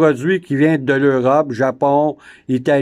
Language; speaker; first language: French; native; French